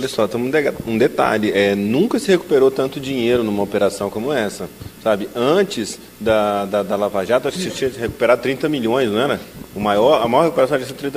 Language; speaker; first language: Portuguese; native; Portuguese